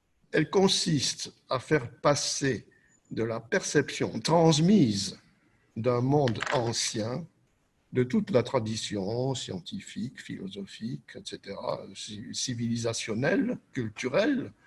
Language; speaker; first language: French; native; French